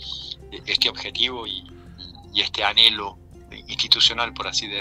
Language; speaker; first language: Spanish; native; Spanish